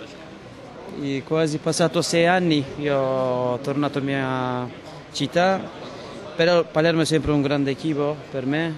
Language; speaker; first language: Italian; non-native, learner; Turkish